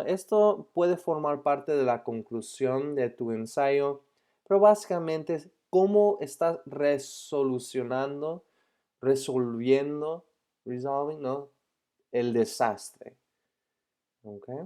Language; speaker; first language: Spanish; non-native, fluent; English